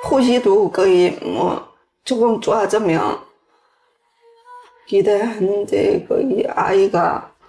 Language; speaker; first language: Korean; non-native, learner; Chinese